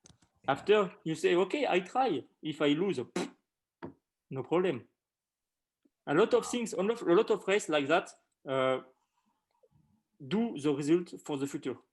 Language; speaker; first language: English; non-native, learner; French